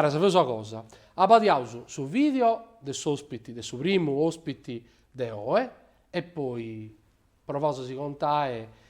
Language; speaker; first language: Italian; native; Italian